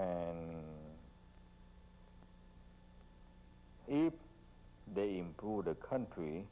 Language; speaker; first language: English; non-native, learner; Vietnamese